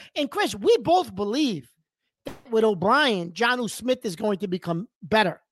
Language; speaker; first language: English; early bilingual, other home language; Italian